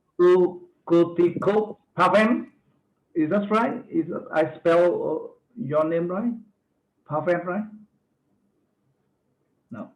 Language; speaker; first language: English; non-native, fluent; Vietnamese